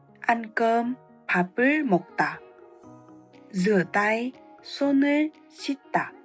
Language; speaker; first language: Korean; non-native, fluent; Vietnamese